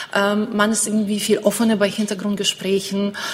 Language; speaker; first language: German; non-native, fluent; Ukrainian